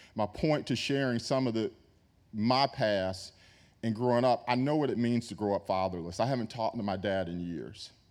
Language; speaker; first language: English; native; English